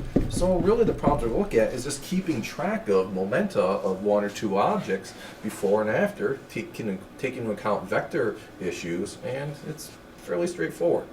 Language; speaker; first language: English; native; English